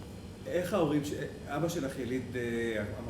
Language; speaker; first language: Hebrew; native; Hebrew